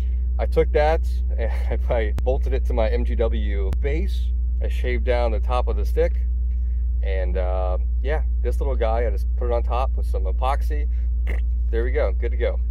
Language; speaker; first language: English; native; English